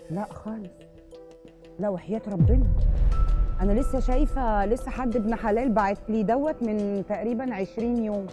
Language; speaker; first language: Arabic; native; Arabic